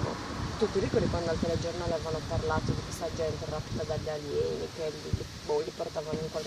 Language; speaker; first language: Italian; native; Italian